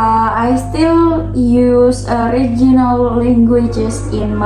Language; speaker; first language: English; non-native, learner; Indonesian